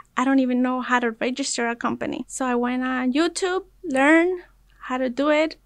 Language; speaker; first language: English; early bilingual, other home language; Spanish